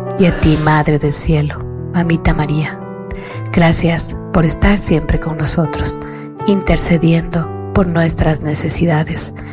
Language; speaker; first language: Spanish; native; Spanish